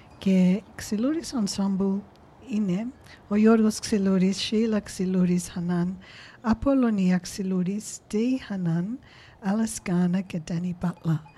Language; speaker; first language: Greek; early bilingual, heritage; Greek